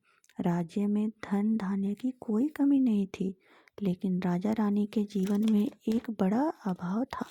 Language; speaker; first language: Hindi; native; Hindi